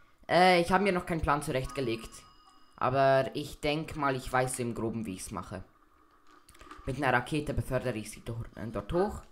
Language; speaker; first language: German; native; German